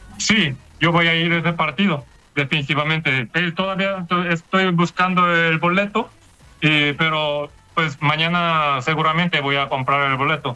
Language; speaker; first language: Spanish; non-native, fluent; Korean